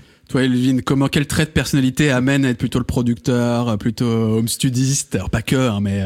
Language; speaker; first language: French; native; French